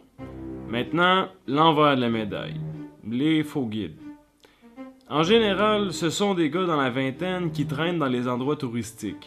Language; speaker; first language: French; native; French